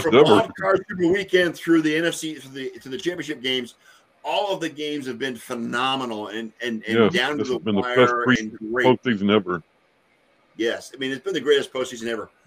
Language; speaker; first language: English; native; English